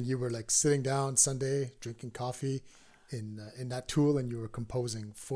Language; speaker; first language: English; non-native, fluent; French